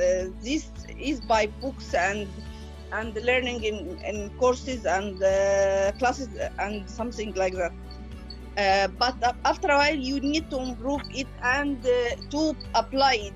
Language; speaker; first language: English; non-native, learner; Arabic